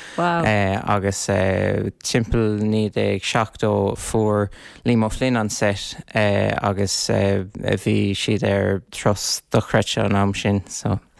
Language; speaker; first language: Irish; non-native, local second language; English